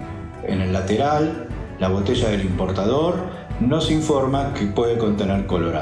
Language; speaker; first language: Spanish; native; Spanish